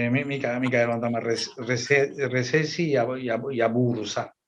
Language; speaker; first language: Finnish; non-native, learner; Spanish